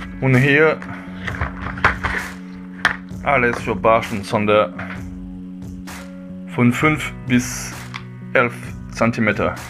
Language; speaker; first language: German; non-native, learner; French